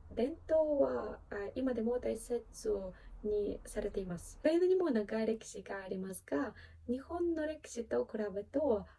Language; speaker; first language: Japanese; non-native, fluent; Ukrainian